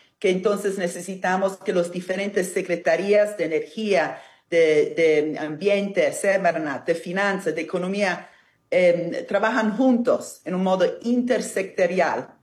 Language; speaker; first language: Spanish; non-native, fluent; Italian